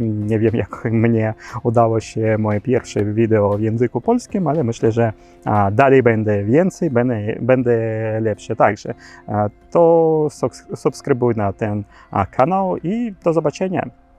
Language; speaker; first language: Polish; non-native, learner; Ukrainian